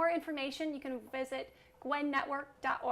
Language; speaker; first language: English; native; English